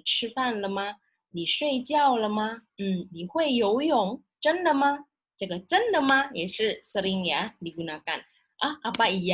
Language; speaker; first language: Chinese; non-native, fluent; Indonesian